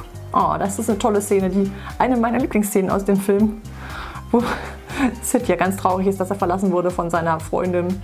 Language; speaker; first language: German; native; German